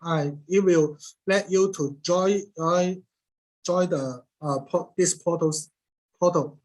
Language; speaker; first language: English; non-native, learner; Cantonese